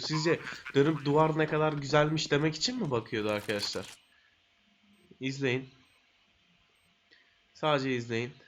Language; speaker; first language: Turkish; native; Turkish